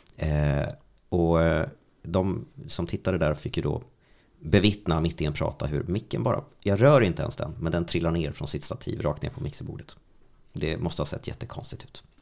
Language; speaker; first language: Swedish; native; Swedish